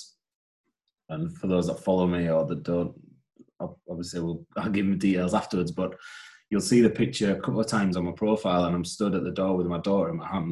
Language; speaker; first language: English; native; English